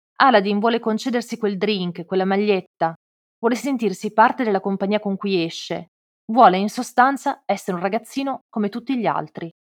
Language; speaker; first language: Italian; native; Italian